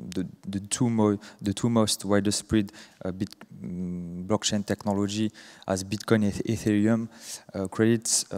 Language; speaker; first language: English; non-native, fluent; French